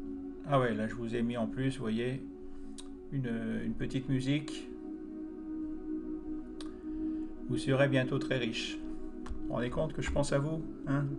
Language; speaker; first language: French; native; French